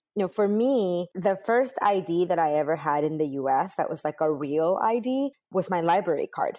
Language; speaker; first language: English; early bilingual, other home language; Spanish